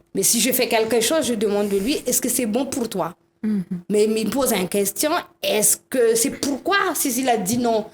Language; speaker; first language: French; non-native, local second language; Malagasy